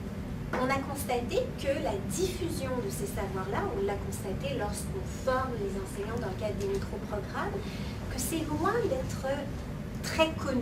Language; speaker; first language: French; native; French